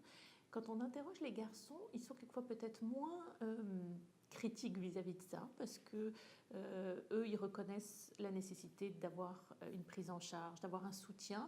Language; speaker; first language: French; native; French